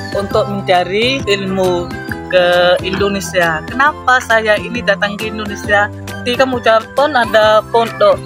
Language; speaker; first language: Indonesian; non-native, fluent; Western Cham